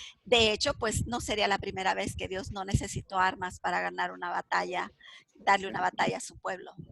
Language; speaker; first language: Spanish; native; Spanish